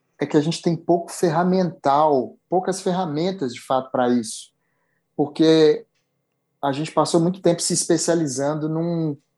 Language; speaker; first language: Portuguese; native; Portuguese